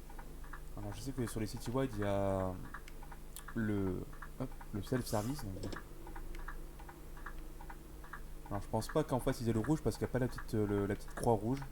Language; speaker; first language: French; native; French